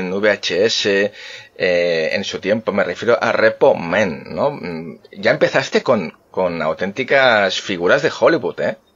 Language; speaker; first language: Spanish; native; Spanish